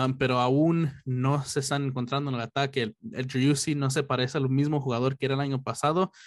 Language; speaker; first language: Spanish; early bilingual, heritage; Spanish